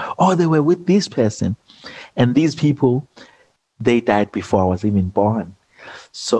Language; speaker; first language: English; non-native, local second language; Zulu